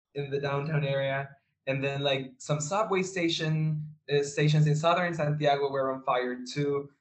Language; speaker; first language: English; non-native, fluent; Spanish